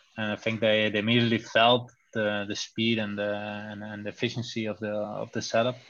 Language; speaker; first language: English; non-native, fluent; Dutch